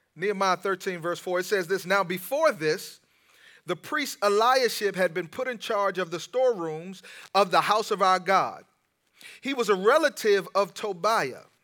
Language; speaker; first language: English; native; English